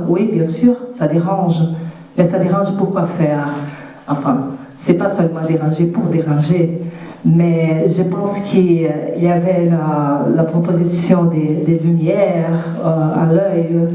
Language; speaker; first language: French; non-native, fluent; Portuguese